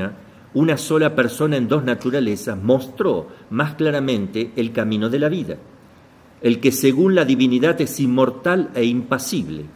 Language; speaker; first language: Spanish; native; Spanish